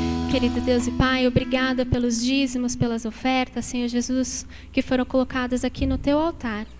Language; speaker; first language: Portuguese; native; Portuguese